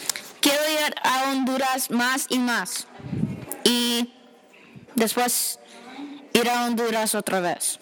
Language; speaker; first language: Spanish; non-native, learner; English